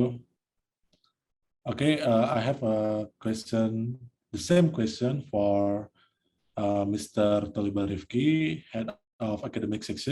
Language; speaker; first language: English; non-native, learner; Indonesian